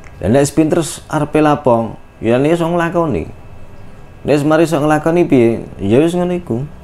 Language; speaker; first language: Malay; non-native, local second language; Javanese